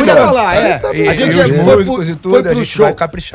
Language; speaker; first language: Portuguese; native; Portuguese